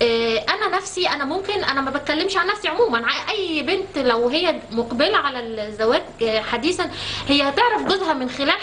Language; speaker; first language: Arabic; native; Arabic